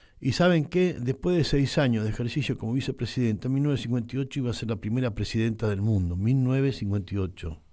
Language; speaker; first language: Spanish; native; Spanish